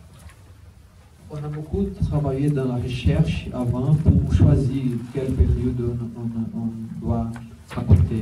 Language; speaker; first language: French; non-native, learner; Portuguese